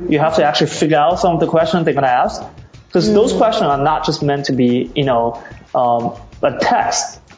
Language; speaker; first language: English; early bilingual, other home language; Chinese